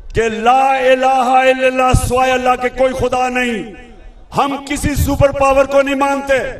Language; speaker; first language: Urdu; native; Urdu